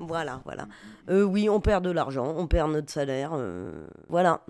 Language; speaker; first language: French; native; French